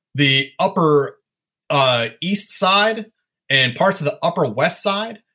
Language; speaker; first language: English; native; English